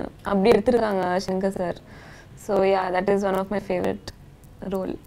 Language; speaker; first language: Tamil; non-native, local second language; Telugu